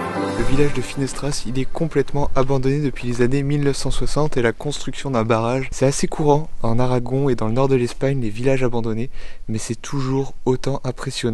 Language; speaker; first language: French; native; French